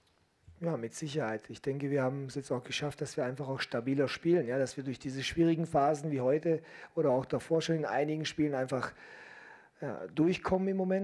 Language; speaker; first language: German; native; German